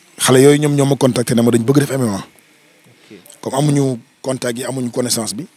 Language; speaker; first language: Wolof; native; Wolof